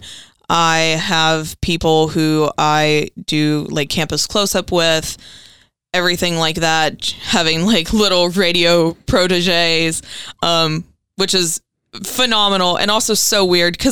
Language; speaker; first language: English; native; English